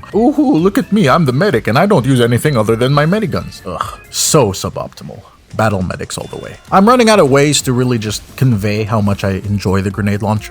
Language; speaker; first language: English; native; English